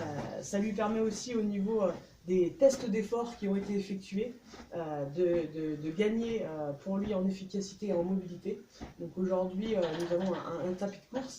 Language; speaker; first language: French; native; French